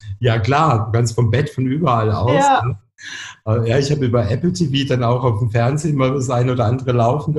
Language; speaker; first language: German; native; German